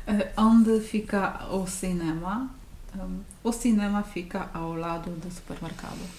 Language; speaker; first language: Portuguese; non-native, learner; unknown